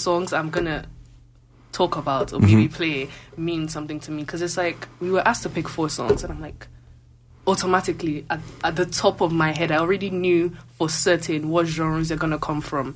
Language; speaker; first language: English; non-native, local second language; Igbo